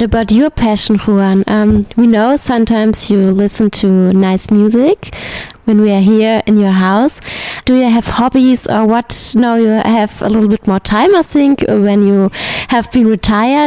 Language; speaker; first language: English; non-native, fluent; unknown